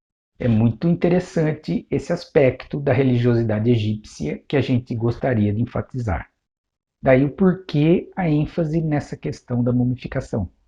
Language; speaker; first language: Portuguese; native; Portuguese